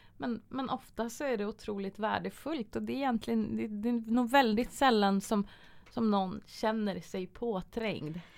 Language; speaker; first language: Swedish; native; Swedish